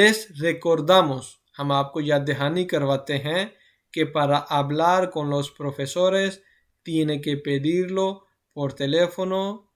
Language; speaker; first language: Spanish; non-native, fluent; Urdu